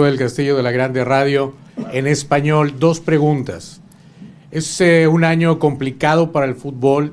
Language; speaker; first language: Spanish; native; Spanish